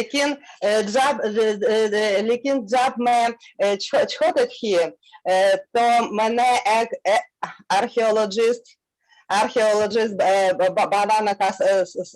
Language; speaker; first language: Hindi; non-native, learner; Russian